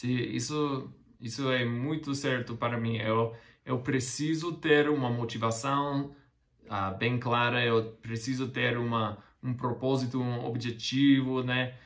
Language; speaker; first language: Portuguese; non-native, fluent; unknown